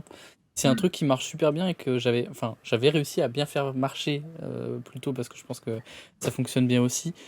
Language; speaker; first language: French; native; French